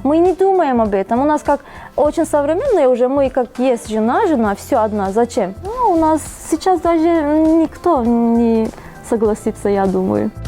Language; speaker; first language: Russian; non-native, fluent; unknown